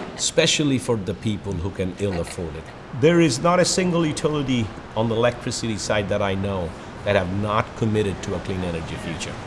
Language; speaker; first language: English; non-native, local second language; Bangla